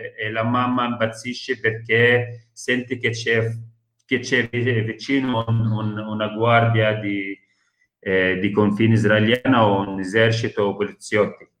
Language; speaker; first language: Italian; non-native, fluent; Arabic